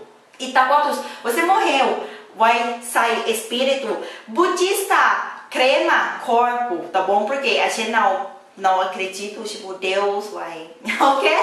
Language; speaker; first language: Portuguese; non-native, learner; Thai